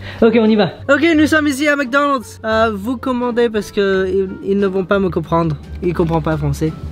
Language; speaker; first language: French; early bilingual, other home language; English